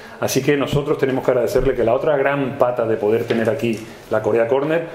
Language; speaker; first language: Spanish; native; Spanish